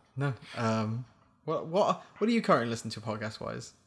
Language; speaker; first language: English; native; English